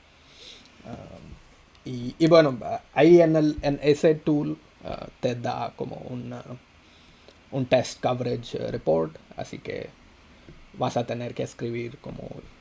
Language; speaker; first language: Spanish; non-native, fluent; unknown